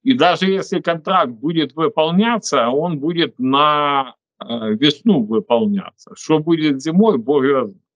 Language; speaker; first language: Russian; non-native, local second language; Ukrainian